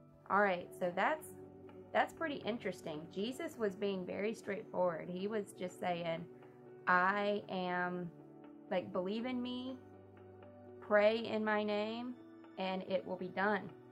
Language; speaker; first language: English; native; English